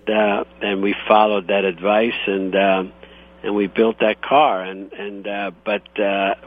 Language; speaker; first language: English; non-native, fluent; Croatian